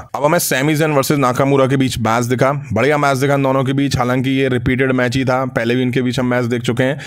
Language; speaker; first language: Hindi; native; Hindi